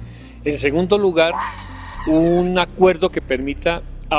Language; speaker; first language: Spanish; native; Spanish